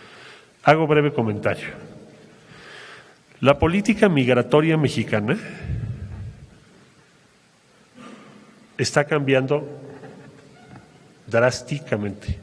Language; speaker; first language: Spanish; native; Spanish